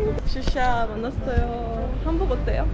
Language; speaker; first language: Korean; non-native, learner; Estonian